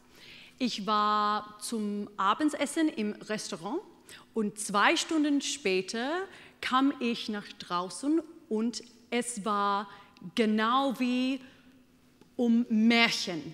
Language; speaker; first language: German; non-native, fluent; English